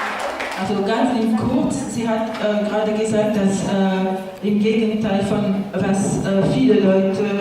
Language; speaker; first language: German; non-native, fluent; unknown